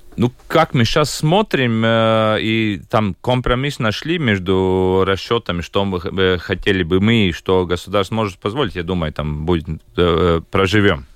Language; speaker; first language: Russian; non-native, local second language; Latvian